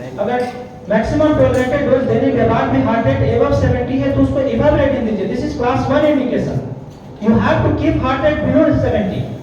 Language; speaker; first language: Hindi; native; Hindi